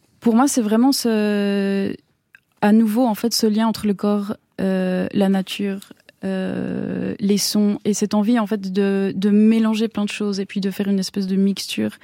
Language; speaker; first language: French; native; French